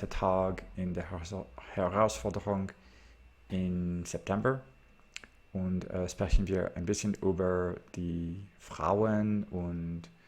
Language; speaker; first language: German; non-native, learner; English